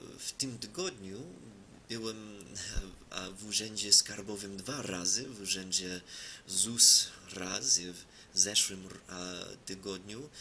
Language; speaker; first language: Polish; non-native, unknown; English